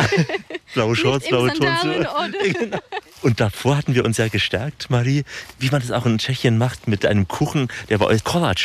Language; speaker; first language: German; native; German